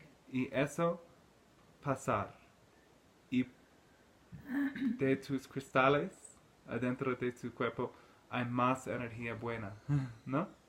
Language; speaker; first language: Spanish; non-native, learner; English